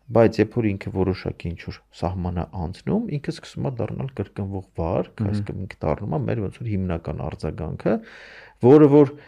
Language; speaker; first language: Armenian; native; Armenian